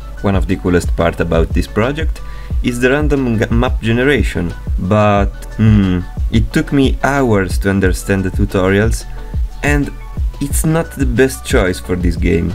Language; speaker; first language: English; non-native, learner; Italian